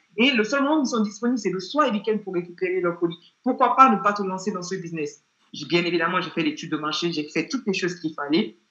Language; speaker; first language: French; non-native, fluent; Yoruba